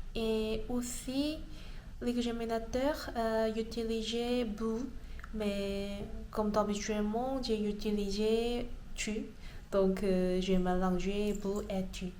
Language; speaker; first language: French; non-native, learner; Korean